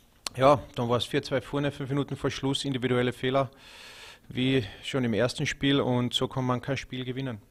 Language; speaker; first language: German; native; German